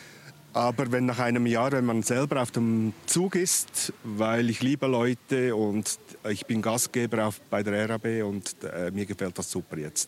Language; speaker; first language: German; non-native, local second language; Italian